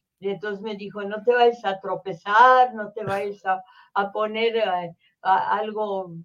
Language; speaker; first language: Spanish; early bilingual, other home language; French